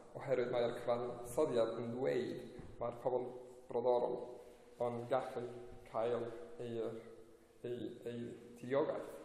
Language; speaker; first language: Welsh; non-native, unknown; Spanish